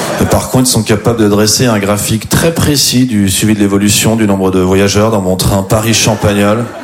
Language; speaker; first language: French; native; French